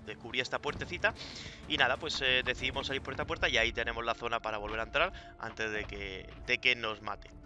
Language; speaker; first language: Spanish; native; Spanish